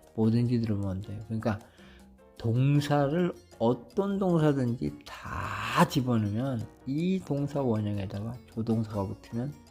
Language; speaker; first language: Korean; native; Korean